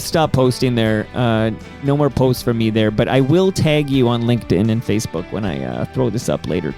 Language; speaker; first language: English; native; English